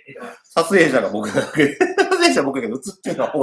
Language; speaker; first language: Japanese; native; Japanese